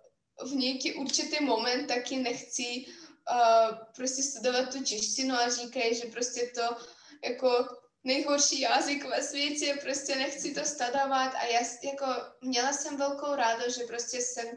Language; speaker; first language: Czech; non-native, fluent; Russian